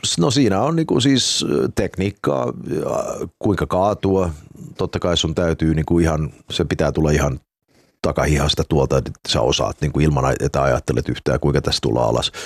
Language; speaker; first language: Finnish; early bilingual, heritage; Finnish